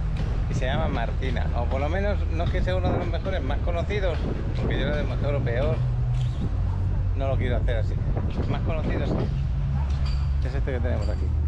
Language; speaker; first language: Spanish; native; Spanish